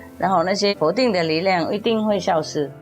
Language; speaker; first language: Chinese; non-native, fluent; Vietnamese